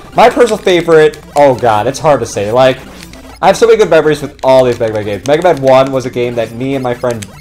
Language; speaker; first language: English; native; English